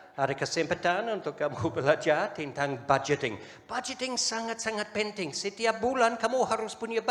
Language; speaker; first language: Indonesian; non-native, fluent; English